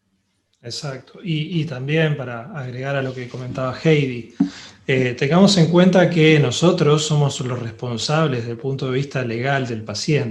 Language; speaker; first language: Spanish; native; Spanish